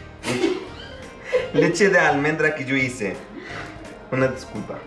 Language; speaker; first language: Spanish; non-native, fluent; Arabic